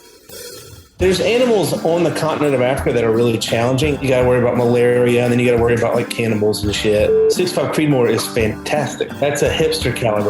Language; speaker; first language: English; native; English